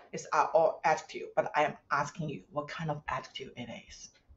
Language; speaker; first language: English; non-native, fluent; Chinese